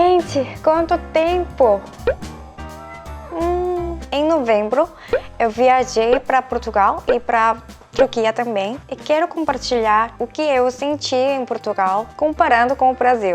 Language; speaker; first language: Portuguese; non-native, fluent; Korean